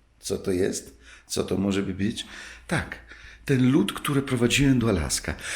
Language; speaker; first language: Polish; non-native, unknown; Italian